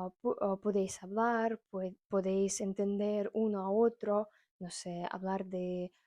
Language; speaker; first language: Spanish; non-native, fluent; Russian